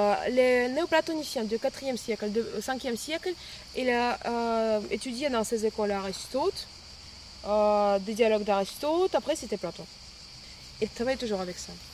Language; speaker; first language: French; non-native, fluent; Russian